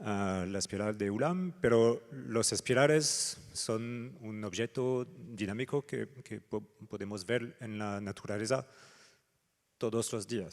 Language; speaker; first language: Spanish; non-native, fluent; French